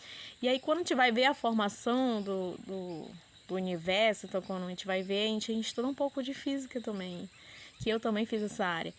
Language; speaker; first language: Portuguese; native; Portuguese